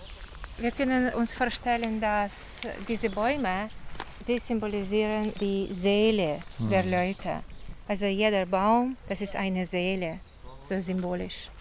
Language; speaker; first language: German; non-native, fluent; Ukrainian